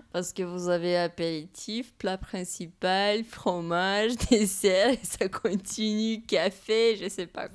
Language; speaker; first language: French; non-native, fluent; Romanian